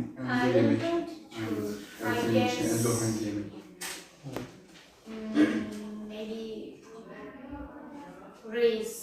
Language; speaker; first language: English; non-native, learner; Turkish